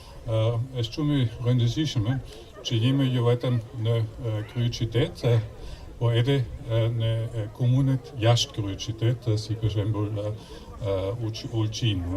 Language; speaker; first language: Albanian; non-native, learner; German